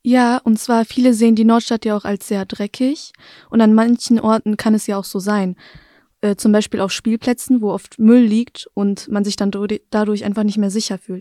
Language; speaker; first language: German; native; German